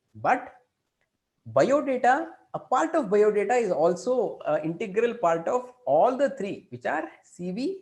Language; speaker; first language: English; non-native, local second language; Kannada